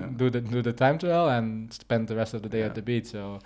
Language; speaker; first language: English; non-native, fluent; Dutch